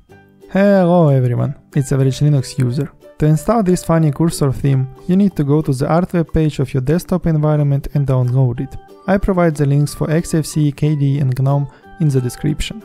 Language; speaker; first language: English; non-native, fluent; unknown